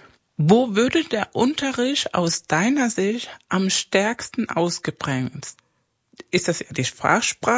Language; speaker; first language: German; non-native, fluent; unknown